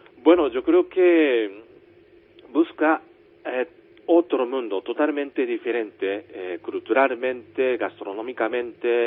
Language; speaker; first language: Spanish; non-native, fluent; Japanese